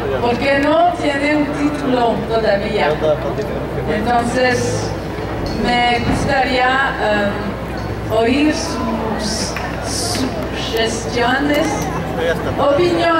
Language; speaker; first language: Spanish; non-native, learner; French